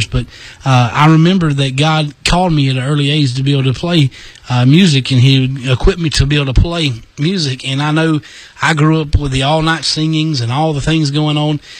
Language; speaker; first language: English; native; English